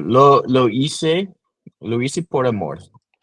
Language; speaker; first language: Spanish; non-native, learner; English